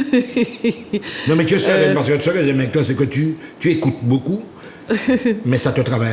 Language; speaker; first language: French; native; French